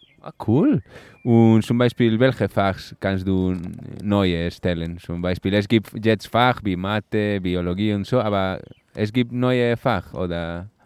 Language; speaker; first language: German; non-native, learner; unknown